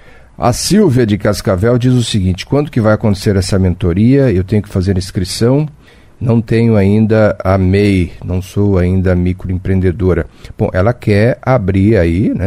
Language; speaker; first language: Portuguese; native; Portuguese